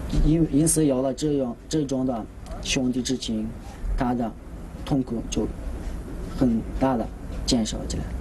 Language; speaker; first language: Chinese; non-native, local second language; Uyghur